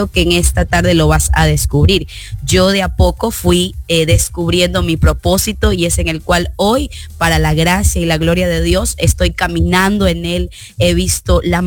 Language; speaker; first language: Spanish; native; Spanish